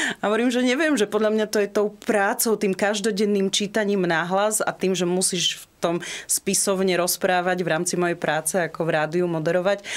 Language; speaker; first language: Slovak; non-native, local second language; Rusyn